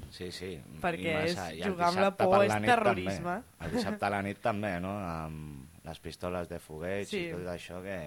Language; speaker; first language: Catalan; non-native, local second language; Spanish